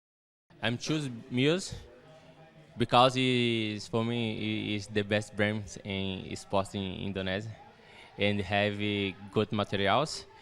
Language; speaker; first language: English; non-native, learner; Portuguese